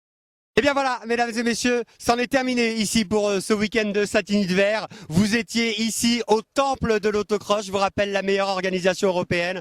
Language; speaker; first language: French; native; French